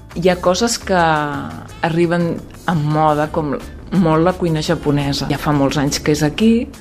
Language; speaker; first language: Catalan; native; Catalan